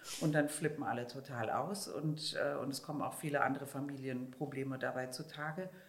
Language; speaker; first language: German; native; German